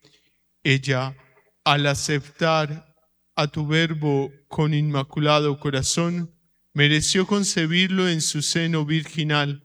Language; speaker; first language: Spanish; native; Spanish